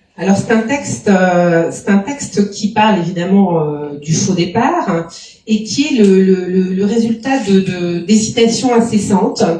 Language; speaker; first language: French; native; French